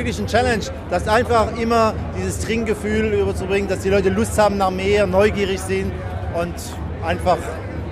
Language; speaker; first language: German; native; German